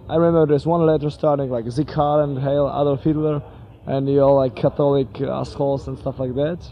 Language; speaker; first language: English; non-native, fluent; Polish